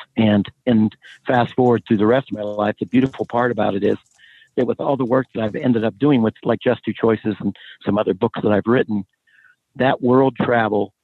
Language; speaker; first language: English; native; English